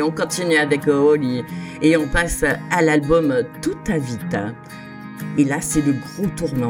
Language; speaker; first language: French; native; French